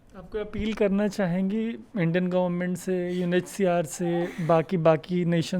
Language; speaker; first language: Hindi; native; Hindi